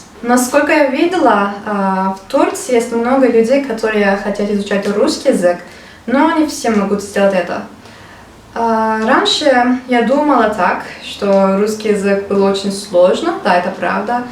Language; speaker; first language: Russian; non-native, learner; Turkish